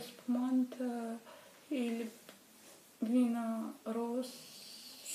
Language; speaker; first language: Italian; non-native, learner; Russian